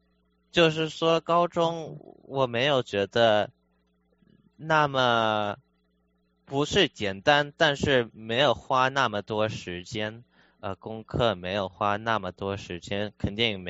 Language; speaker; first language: Chinese; early bilingual, heritage; Chinese